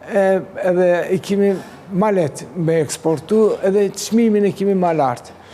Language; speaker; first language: Albanian; early bilingual, heritage; Turkish